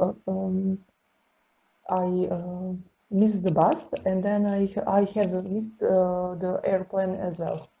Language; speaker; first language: English; non-native, learner; Serbian